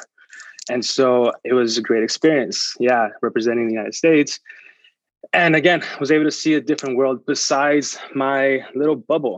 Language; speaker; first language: English; early bilingual, other home language; Spanish